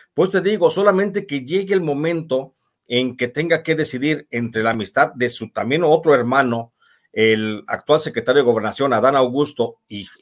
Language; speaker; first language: Spanish; native; Spanish